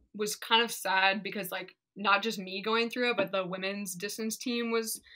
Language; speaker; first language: English; native; English